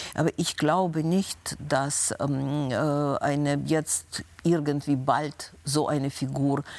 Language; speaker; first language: German; non-native, fluent; Russian